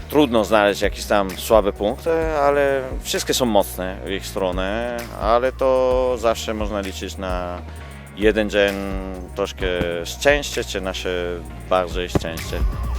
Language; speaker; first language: Polish; non-native, fluent; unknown